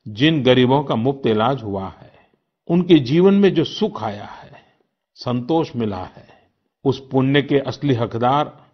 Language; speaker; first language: Hindi; non-native, local second language; Gujarati